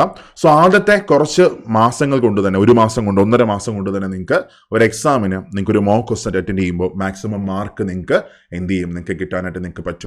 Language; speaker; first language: Malayalam; native; Malayalam